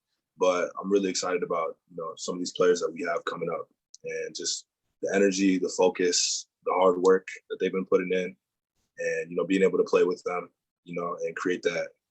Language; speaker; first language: English; native; English